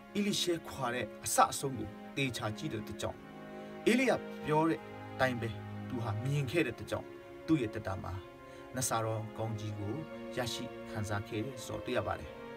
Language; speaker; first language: Burmese; non-native, local second language; Thado Chin